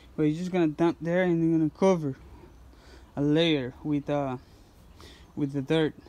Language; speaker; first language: English; non-native, fluent; Portuguese